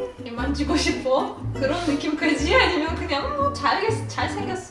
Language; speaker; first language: Korean; non-native, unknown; Russian